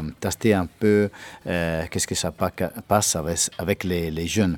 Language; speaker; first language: French; non-native, fluent; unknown